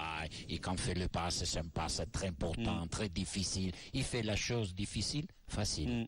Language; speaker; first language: French; non-native, learner; Italian